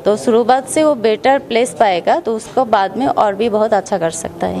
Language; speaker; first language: Hindi; non-native, local second language; Bangla